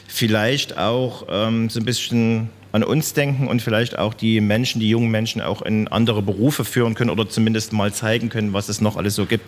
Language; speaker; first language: German; native; German